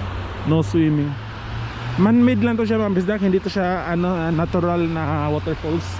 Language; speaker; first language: Filipino; non-native, local second language; Cebuano